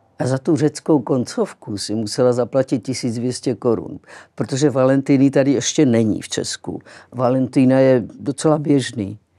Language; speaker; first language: Czech; early bilingual, other home language; Greek